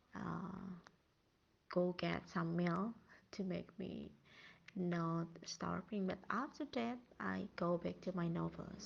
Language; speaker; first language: English; non-native, learner; Indonesian